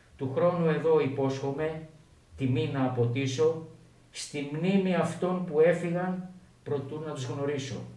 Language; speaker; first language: Greek; native; Greek